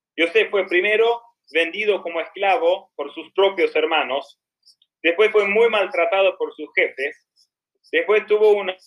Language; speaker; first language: Spanish; non-native, fluent; Swedish